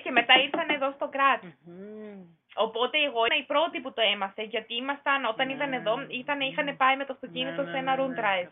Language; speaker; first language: Greek; non-native, fluent; German